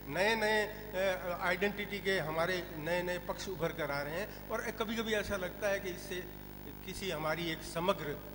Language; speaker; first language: Hindi; non-native, local second language; Rajasthani